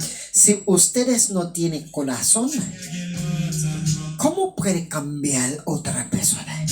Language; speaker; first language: Spanish; non-native, local second language; Haitian Creole